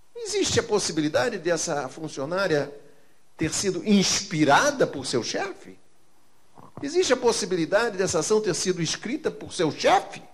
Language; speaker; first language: Portuguese; native; Portuguese